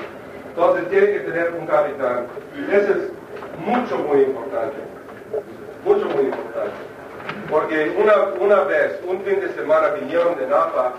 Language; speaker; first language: Spanish; non-native, fluent; English